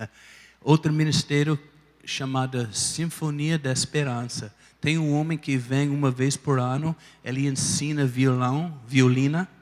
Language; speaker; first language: Portuguese; non-native, fluent; English